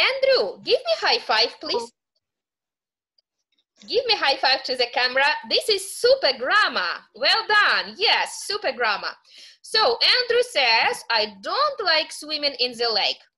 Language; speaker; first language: English; non-native, fluent; Russian